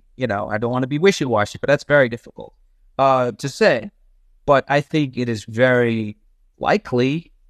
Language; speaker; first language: English; non-native, fluent; Dutch